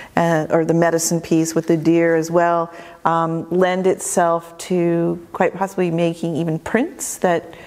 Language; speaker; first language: English; native; English